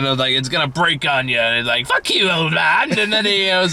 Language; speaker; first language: English; native; English